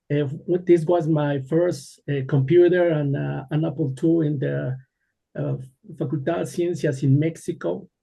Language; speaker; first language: English; non-native, learner; Spanish